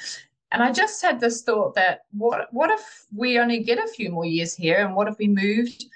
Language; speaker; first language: English; native; English